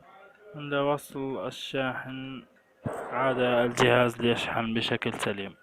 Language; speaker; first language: Arabic; native; Arabic